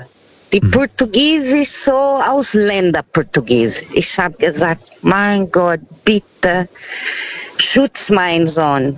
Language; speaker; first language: German; non-native, fluent; Portuguese